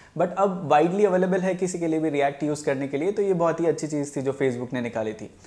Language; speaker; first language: Hindi; native; Hindi